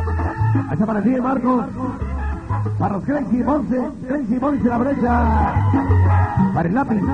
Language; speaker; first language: Spanish; native; Spanish